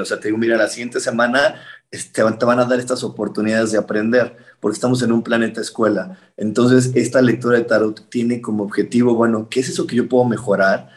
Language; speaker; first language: Spanish; native; Spanish